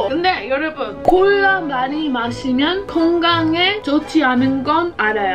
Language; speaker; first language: Korean; non-native, fluent; English